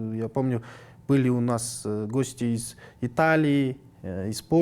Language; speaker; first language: Russian; non-native, local second language; Kazakh